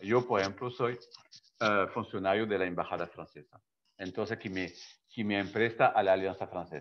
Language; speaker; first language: Spanish; non-native, fluent; French